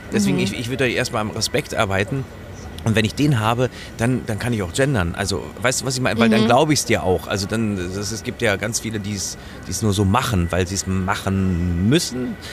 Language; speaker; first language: German; native; German